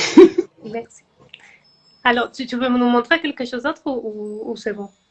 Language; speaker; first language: French; non-native, fluent; Spanish